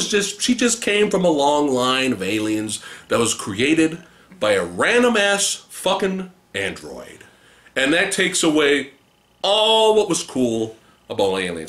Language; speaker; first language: English; native; English